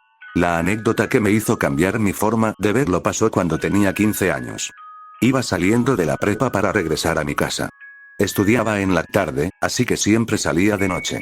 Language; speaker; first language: Spanish; native; Spanish